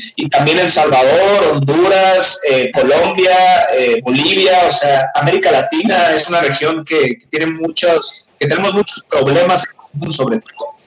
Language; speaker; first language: Spanish; native; Spanish